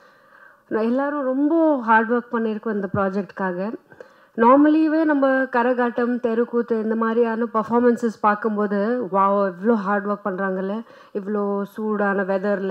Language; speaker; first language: Tamil; non-native, fluent; Punjabi